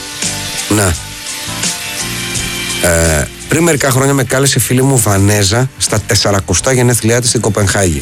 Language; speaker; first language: Greek; native; Greek